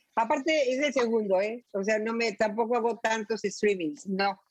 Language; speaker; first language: Spanish; native; Spanish